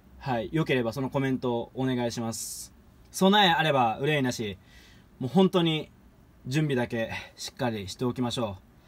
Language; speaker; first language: Japanese; native; Japanese